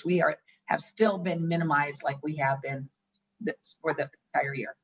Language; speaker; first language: English; native; English